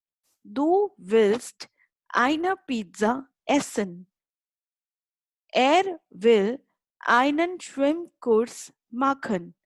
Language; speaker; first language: German; non-native, fluent; Hindi